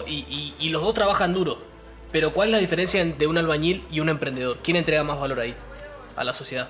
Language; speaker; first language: Spanish; native; Spanish